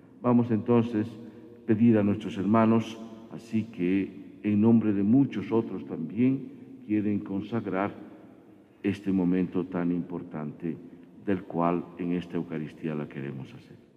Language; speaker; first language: Spanish; native; Spanish